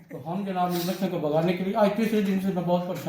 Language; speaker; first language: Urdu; non-native, local second language; Punjabi